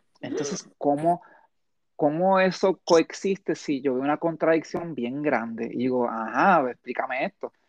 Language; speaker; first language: Spanish; early bilingual, heritage; Spanish